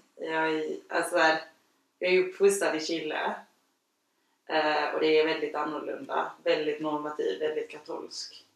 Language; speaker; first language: Swedish; non-native, fluent; Spanish